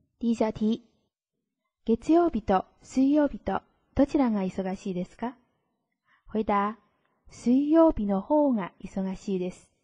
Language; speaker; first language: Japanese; non-native, fluent; Chinese